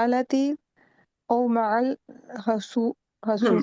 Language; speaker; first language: Arabic; non-native, learner; Urdu